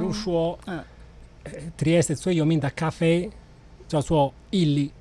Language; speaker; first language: Chinese; non-native, fluent; Italian